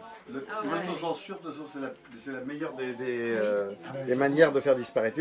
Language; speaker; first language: French; native; French